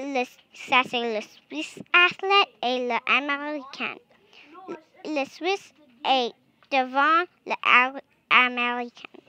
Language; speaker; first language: French; non-native, learner; English